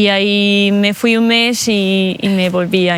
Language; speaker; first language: Spanish; native; Spanish